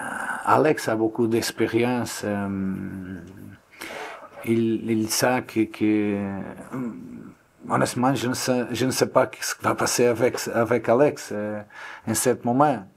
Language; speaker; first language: French; non-native, learner; Portuguese